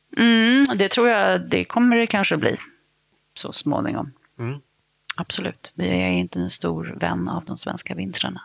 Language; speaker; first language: Swedish; native; Swedish